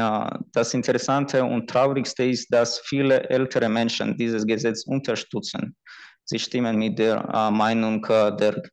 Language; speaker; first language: German; non-native, fluent; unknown